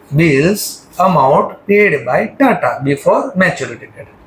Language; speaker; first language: English; non-native, local second language; Gujarati